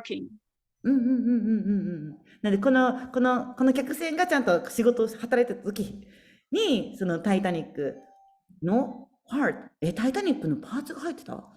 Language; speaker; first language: Japanese; native; Japanese